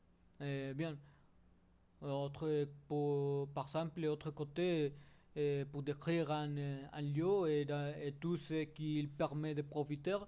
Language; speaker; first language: French; non-native, learner; Spanish